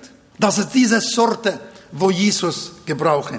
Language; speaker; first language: German; non-native, fluent; Arabic